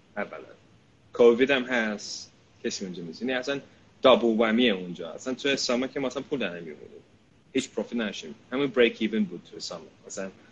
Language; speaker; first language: Persian; early bilingual, heritage; Persian